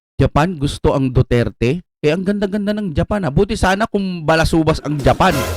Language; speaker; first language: Filipino; non-native, local second language; Iloko